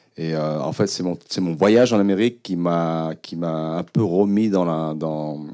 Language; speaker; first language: French; early bilingual, other home language; Khmer